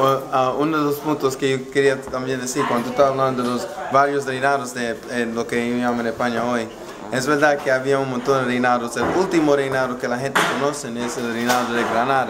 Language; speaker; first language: Spanish; non-native, learner; English